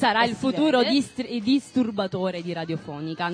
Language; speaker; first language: Italian; native; Italian